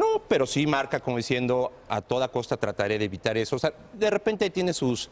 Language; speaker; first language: Spanish; native; Spanish